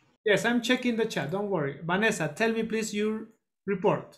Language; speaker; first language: English; non-native, learner; Spanish